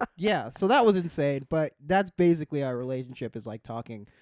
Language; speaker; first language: English; native; English